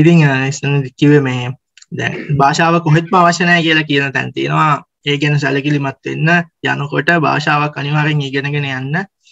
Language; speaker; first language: Japanese; non-native, fluent; Sinhala